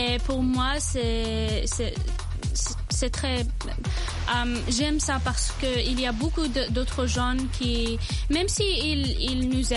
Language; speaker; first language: French; non-native, local second language; Arabic